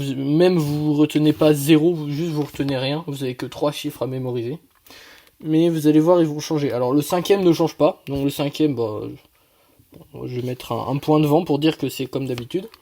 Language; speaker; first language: French; native; French